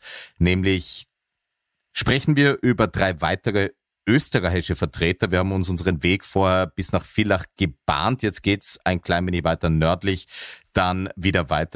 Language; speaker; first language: German; native; German